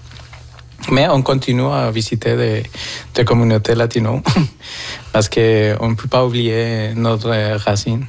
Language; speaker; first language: French; non-native, fluent; Spanish